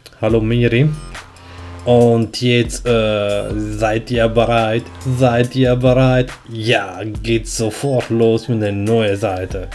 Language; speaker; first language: German; non-native, fluent; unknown